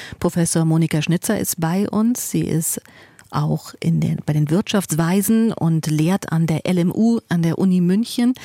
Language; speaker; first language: German; native; German